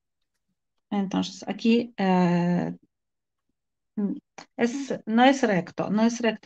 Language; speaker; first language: Spanish; non-native, fluent; Polish